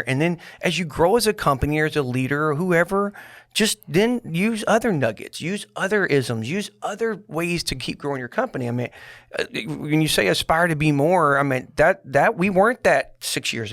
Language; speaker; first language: English; native; English